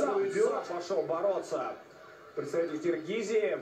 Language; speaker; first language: Russian; native; Russian